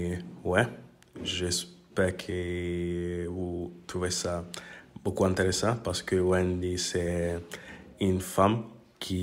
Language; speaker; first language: French; non-native, learner; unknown